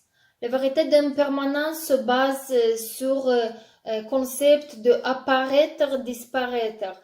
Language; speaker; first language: French; non-native, fluent; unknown